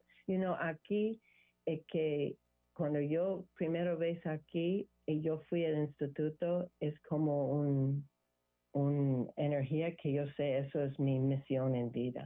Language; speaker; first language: Spanish; non-native, learner; English